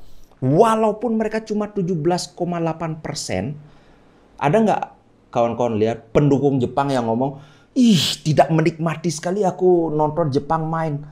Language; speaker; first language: Indonesian; native; Indonesian